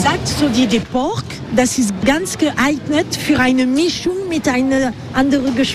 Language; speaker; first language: German; non-native, learner; French